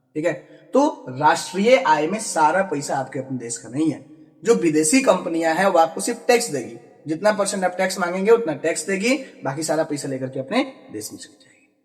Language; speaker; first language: Hindi; native; Hindi